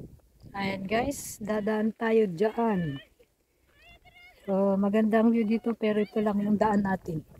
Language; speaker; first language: Filipino; native; Filipino